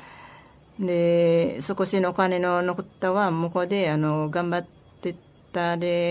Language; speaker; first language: Japanese; non-native, learner; Filipino